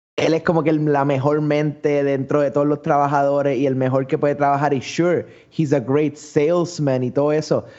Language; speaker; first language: Spanish; early bilingual, other home language; English